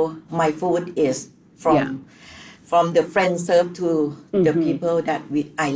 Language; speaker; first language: English; non-native, learner; Thai